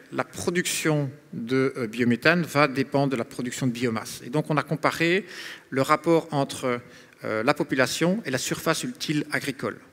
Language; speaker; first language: French; native; French